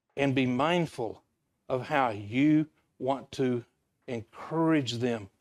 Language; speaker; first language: English; native; English